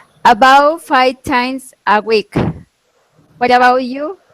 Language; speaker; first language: English; non-native, learner; Spanish